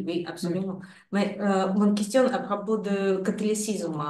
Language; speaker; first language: French; non-native, fluent; Russian